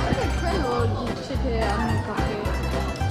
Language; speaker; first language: Italian; non-native, learner; Chinese